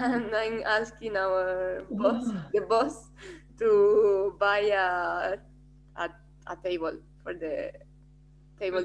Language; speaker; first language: English; non-native, fluent; Spanish